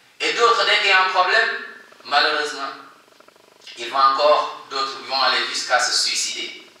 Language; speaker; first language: French; non-native, local second language; Wolof